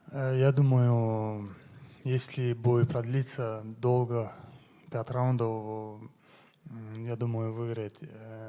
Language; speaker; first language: Russian; non-native, local second language; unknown